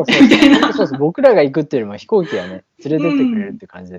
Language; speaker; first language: Japanese; native; Japanese